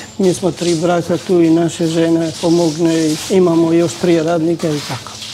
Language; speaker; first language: Croatian; non-native, fluent; Albanian